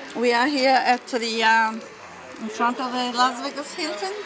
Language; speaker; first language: English; non-native, fluent; Italian